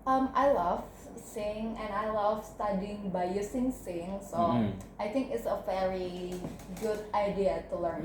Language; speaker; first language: English; non-native, learner; Indonesian